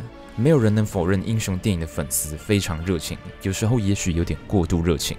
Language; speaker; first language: Chinese; native; Chinese